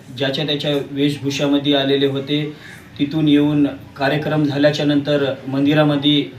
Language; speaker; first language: Marathi; non-native, local second language; Lambadi